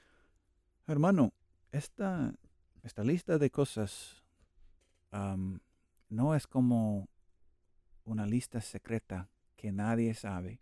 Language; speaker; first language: Spanish; non-native, learner; English